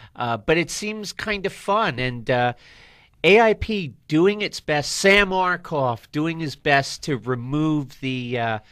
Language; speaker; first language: English; native; English